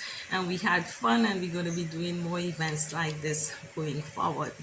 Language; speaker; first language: English; native; English